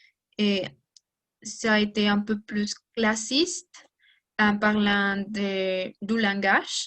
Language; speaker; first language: French; non-native, learner; Spanish